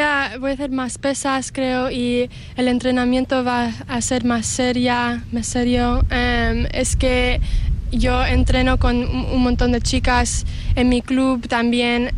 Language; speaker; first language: Spanish; early bilingual, heritage; Spanish